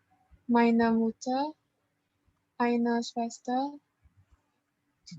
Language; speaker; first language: German; non-native, learner; Indonesian